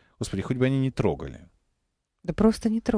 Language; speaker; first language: Russian; native; Russian